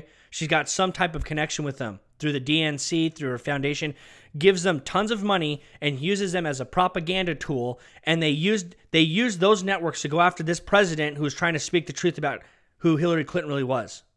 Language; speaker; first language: English; native; English